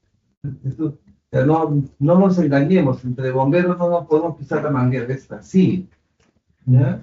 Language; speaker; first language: Spanish; native; Spanish